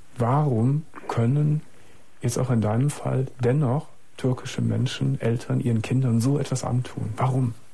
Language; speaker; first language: German; native; German